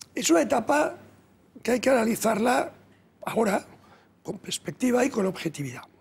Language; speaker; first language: Spanish; native; Spanish